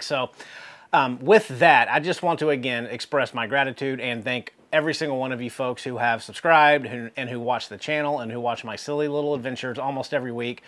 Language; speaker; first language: English; native; English